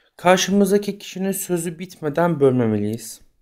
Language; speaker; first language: Turkish; native; Turkish